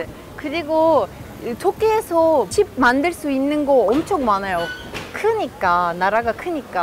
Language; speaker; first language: Korean; non-native, learner; Turkish